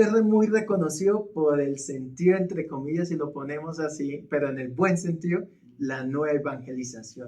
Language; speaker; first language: Spanish; native; Spanish